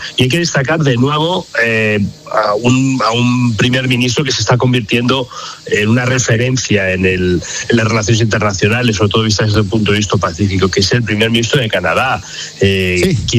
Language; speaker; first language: Spanish; native; Spanish